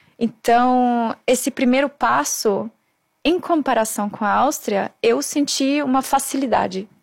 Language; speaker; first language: Portuguese; non-native, fluent; German